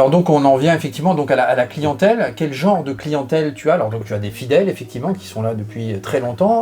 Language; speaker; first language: French; native; French